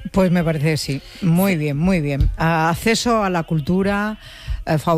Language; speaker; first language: Spanish; native; Spanish